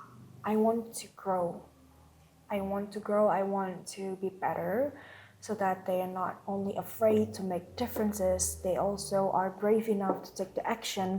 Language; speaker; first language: English; non-native, local second language; Indonesian